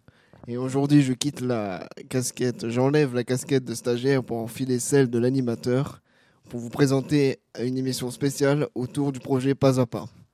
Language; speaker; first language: French; native; French